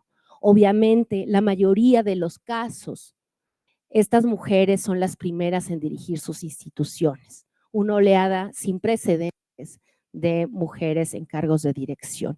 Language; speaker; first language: Spanish; native; Spanish